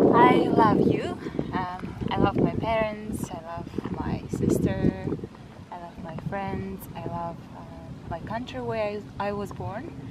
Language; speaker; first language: English; non-native, fluent; Kazakh